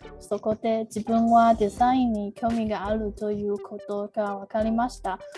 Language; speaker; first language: Japanese; non-native, learner; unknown